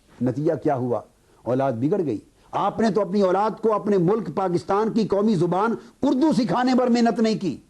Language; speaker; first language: Urdu; native; Urdu